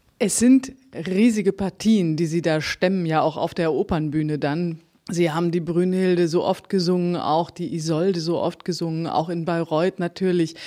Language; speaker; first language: German; native; German